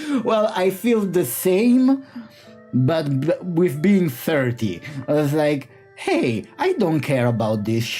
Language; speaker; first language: English; non-native, fluent; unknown